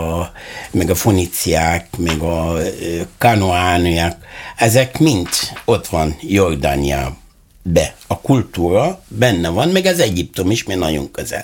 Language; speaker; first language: Hungarian; non-native, fluent; Arabic